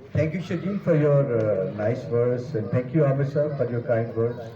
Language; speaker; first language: English; non-native, local second language; Urdu